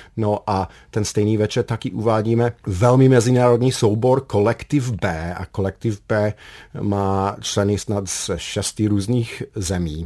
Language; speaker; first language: Czech; non-native, fluent; English